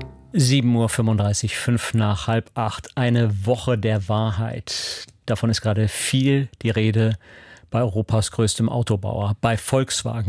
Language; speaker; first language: German; native; German